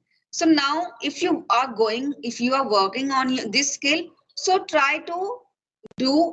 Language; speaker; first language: English; non-native, fluent; Hindi